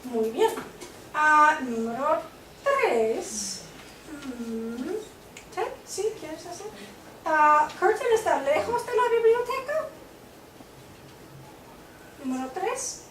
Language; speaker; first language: Spanish; non-native, fluent; English